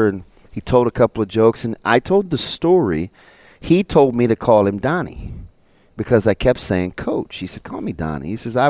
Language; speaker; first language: English; native; English